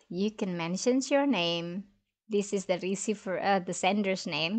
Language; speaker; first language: English; non-native, local second language; Indonesian